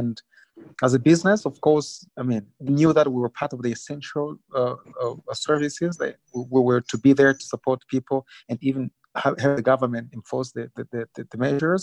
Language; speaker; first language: English; non-native, local second language; Kinyarwanda